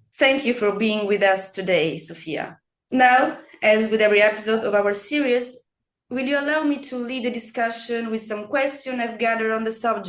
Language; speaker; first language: English; non-native, fluent; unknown